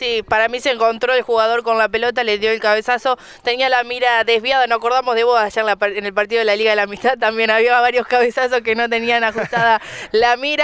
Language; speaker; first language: Spanish; native; Spanish